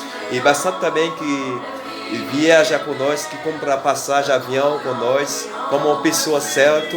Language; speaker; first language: Portuguese; non-native, learner; Haitian Creole